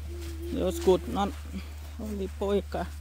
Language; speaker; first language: Finnish; non-native, learner; Thai